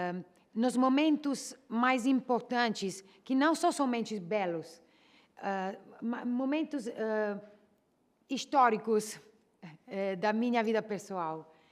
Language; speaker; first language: Portuguese; non-native, learner; Italian